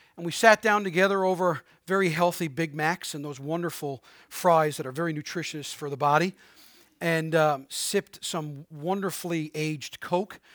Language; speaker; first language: English; native; English